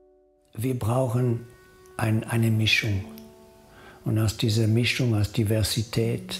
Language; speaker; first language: German; non-native, fluent; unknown